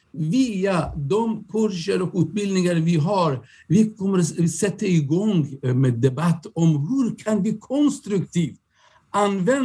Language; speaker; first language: Swedish; non-native, fluent; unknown